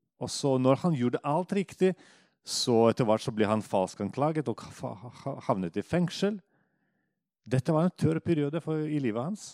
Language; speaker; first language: Norwegian; non-native, fluent; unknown